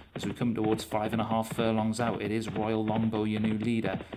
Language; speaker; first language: English; native; English